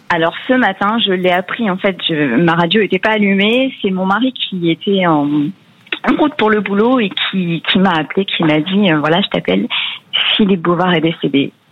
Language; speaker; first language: French; native; French